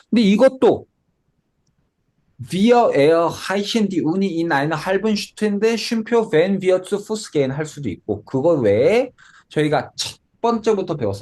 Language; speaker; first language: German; non-native, fluent; Korean